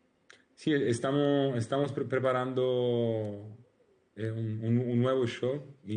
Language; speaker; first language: Spanish; non-native, learner; Italian